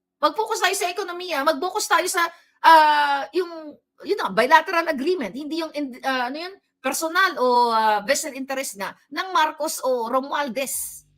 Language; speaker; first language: Filipino; non-native, local second language; Cebuano